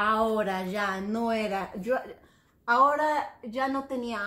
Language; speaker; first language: Spanish; non-native, fluent; English